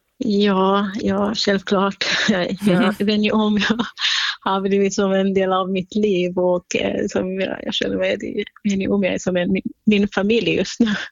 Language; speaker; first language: Swedish; non-native, fluent; Kurdish